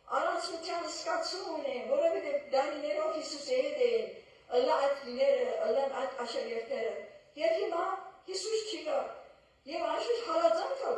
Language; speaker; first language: Armenian; early bilingual, heritage; Armenian